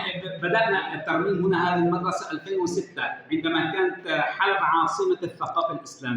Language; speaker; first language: Arabic; native; Arabic